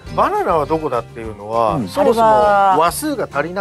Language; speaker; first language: Japanese; native; Japanese